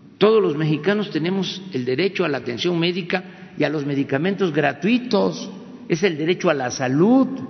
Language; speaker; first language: Spanish; native; Spanish